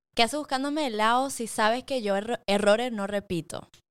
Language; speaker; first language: Spanish; early bilingual, heritage; Spanish